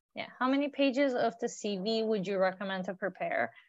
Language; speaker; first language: English; non-native, fluent; Turkish